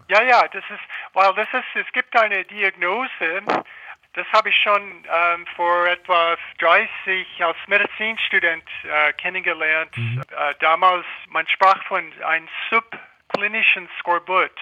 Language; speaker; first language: German; non-native, fluent; English